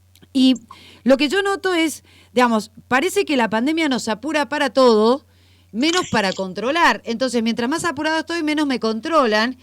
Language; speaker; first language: Spanish; native; Spanish